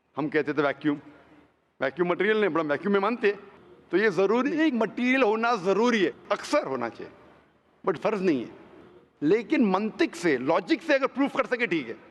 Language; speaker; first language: Hindi; non-native, local second language; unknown